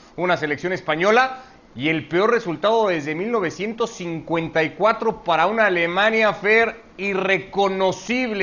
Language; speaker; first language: Spanish; native; Spanish